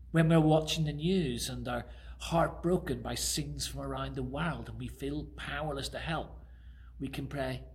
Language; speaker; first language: English; native; English